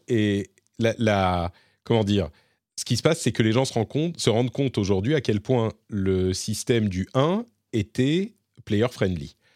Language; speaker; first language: French; native; French